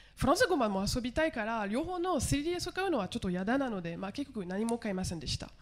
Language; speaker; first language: Japanese; non-native, fluent; French